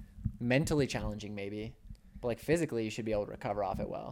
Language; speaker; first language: English; early bilingual, other home language; Spanish